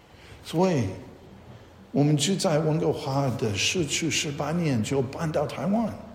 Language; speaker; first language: Chinese; non-native, fluent; English